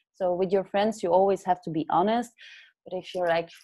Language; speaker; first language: English; non-native, fluent; Dutch